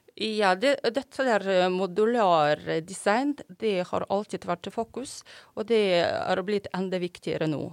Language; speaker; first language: Norwegian; non-native, fluent; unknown